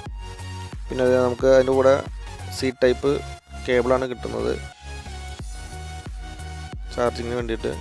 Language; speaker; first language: Malayalam; native; Malayalam